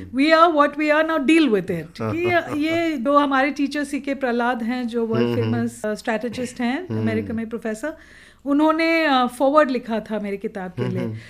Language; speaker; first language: Hindi; non-native, local second language; Telugu